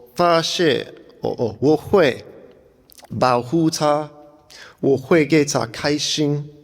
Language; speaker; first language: Chinese; non-native, learner; English